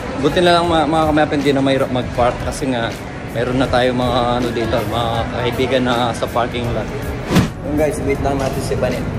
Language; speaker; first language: Filipino; non-native, local second language; Pampanga